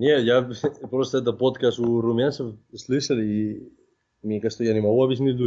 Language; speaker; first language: Russian; non-native, fluent; Spanish